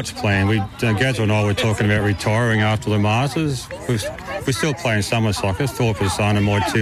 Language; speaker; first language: English; native; English